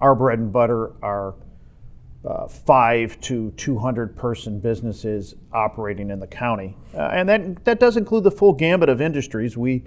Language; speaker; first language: English; native; English